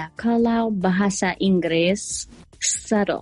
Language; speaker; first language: Indonesian; non-native, fluent; English